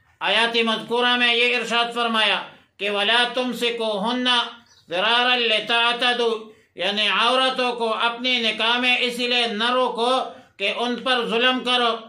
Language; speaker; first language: Urdu; non-native, local second language; Pashto